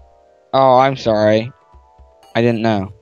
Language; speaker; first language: English; native; English